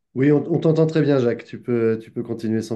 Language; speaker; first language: French; native; French